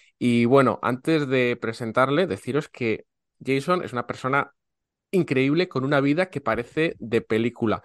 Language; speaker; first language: Spanish; native; Spanish